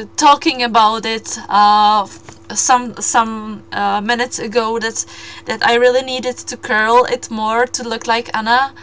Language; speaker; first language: English; non-native, fluent; Czech